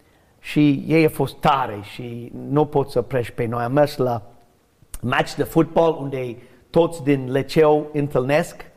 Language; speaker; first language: Romanian; non-native, learner; English